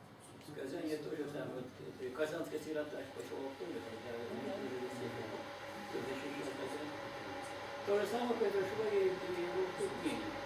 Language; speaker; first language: Russian; native; Russian